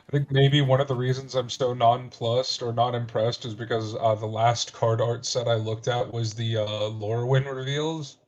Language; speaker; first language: English; native; English